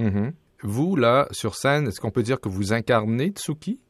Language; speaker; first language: French; native; French